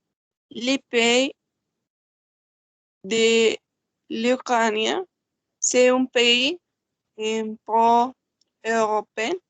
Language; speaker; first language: French; non-native, learner; Spanish